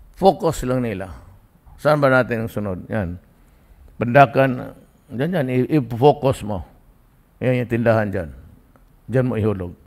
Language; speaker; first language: Filipino; non-native, local second language; Cebuano